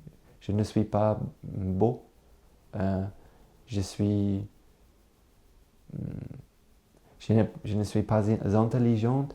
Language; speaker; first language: French; non-native, learner; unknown